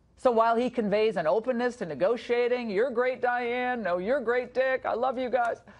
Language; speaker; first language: English; native; English